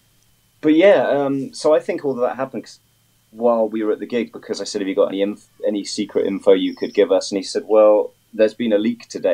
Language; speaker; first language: English; native; English